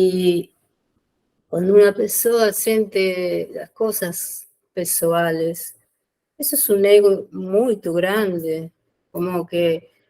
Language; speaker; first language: Portuguese; non-native, learner; Spanish